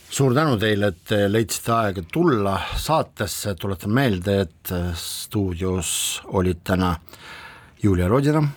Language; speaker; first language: Estonian; non-native, local second language; Russian